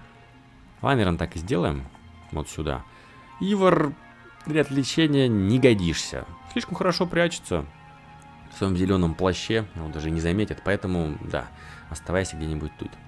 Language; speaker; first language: Russian; native; Russian